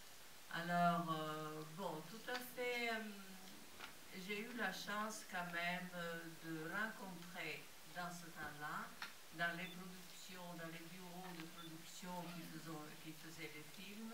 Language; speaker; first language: French; non-native, fluent; Italian